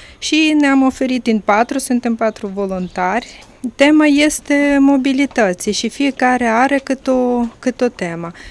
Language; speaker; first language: Romanian; non-native, learner; Ukrainian